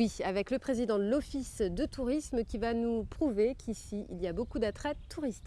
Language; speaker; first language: French; native; French